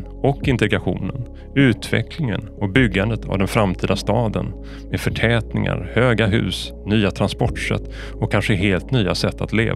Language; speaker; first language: Swedish; native; Swedish